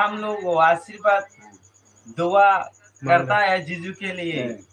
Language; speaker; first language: Hindi; non-native, local second language; Kok Borok